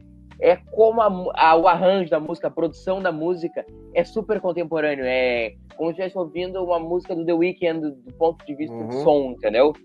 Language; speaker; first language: Portuguese; native; Portuguese